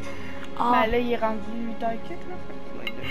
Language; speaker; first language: French; native; French